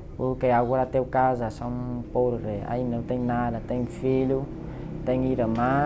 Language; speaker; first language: Portuguese; non-native, learner; Vietnamese